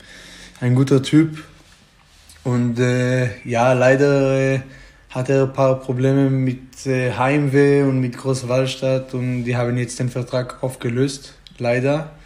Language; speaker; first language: German; non-native, fluent; Hebrew